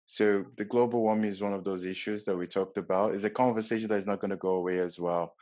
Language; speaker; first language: English; non-native, local second language; Yoruba